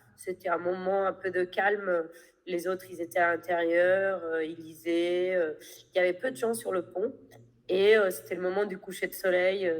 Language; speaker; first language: French; non-native, fluent; Spanish